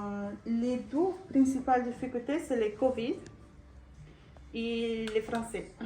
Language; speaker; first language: French; non-native, learner; Portuguese